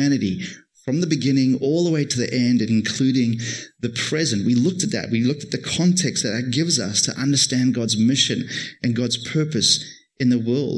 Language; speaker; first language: English; native; English